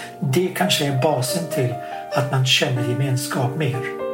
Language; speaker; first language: Swedish; non-native, fluent; Kurdish